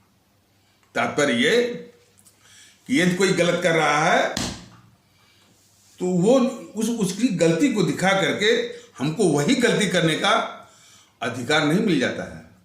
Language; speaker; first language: Hindi; native; Hindi